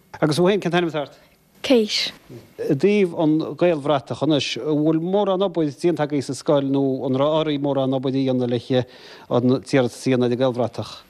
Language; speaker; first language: Irish; native; Irish